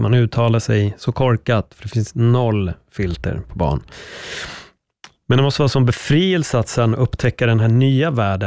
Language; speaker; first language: Swedish; native; Swedish